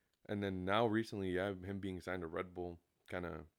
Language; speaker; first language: English; early bilingual, other home language; Spanish